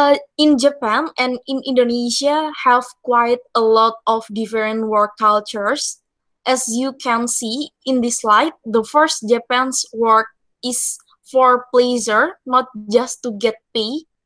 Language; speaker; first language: English; non-native, learner; Indonesian